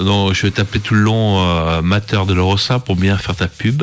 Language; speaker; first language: French; native; French